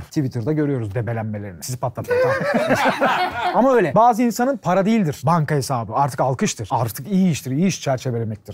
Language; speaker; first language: Turkish; native; Turkish